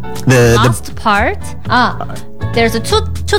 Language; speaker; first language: English; non-native, learner; Korean